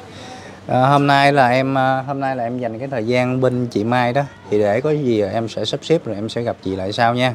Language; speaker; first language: Vietnamese; native; Vietnamese